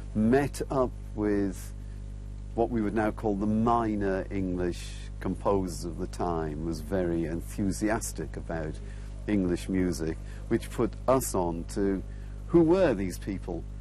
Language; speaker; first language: English; native; English